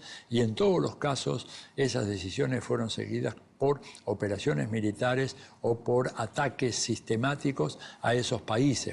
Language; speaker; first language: Spanish; native; Spanish